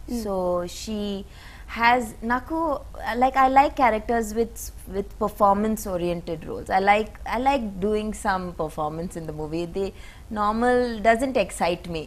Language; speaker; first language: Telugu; non-native, learner; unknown